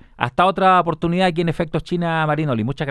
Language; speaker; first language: Spanish; native; Spanish